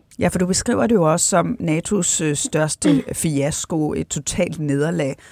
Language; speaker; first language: Danish; native; Danish